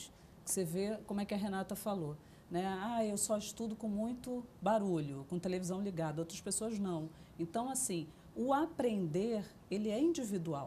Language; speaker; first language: Portuguese; native; Portuguese